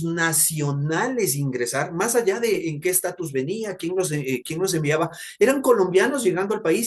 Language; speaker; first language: Spanish; native; Spanish